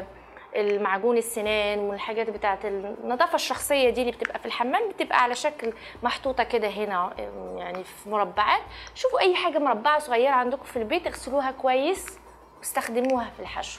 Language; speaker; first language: Arabic; native; Arabic